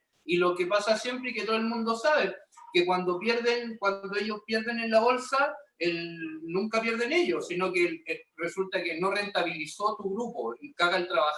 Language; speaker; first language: Spanish; native; Spanish